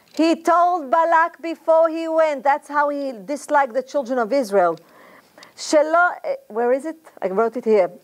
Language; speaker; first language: English; non-native, fluent; Hebrew